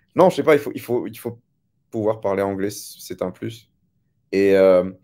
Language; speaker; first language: French; native; French